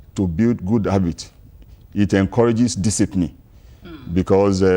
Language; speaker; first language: English; non-native, local second language; Yoruba